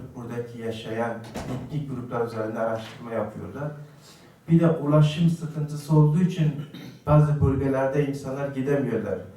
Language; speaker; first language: Turkish; non-native, fluent; Uzbek